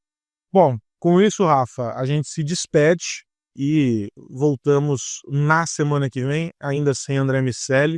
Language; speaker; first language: Portuguese; native; Portuguese